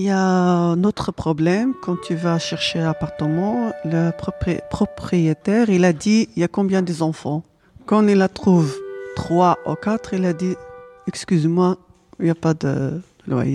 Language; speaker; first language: French; non-native, learner; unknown